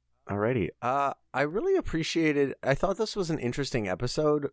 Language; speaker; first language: English; native; English